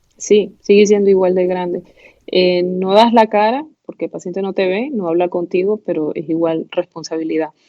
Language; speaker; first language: Spanish; native; Spanish